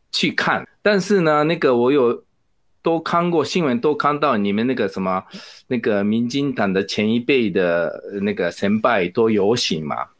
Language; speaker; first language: Chinese; non-native, fluent; Japanese